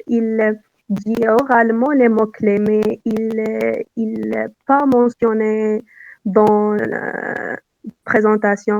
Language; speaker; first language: French; non-native, learner; Arabic